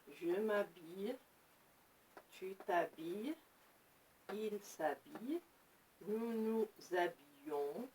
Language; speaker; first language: French; non-native, local second language; Arabic